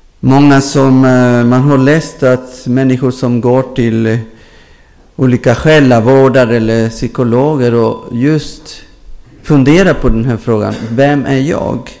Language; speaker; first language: Swedish; non-native, fluent; Spanish